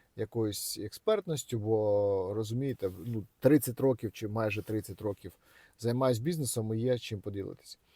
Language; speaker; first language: Ukrainian; non-native, local second language; Russian